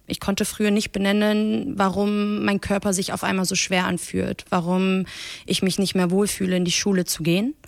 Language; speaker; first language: German; early bilingual, other home language; Persian